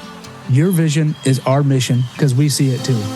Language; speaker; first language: English; native; English